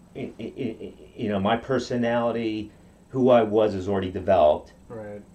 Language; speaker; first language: English; non-native, fluent; Japanese